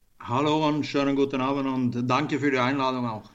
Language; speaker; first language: German; non-native, learner; Swedish